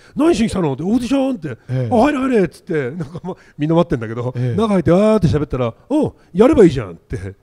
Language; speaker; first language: Japanese; native; Japanese